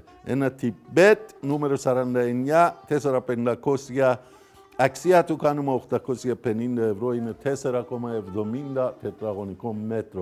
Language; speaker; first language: Greek; non-native, fluent; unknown